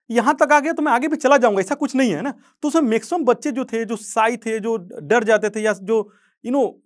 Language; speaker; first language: Hindi; native; Hindi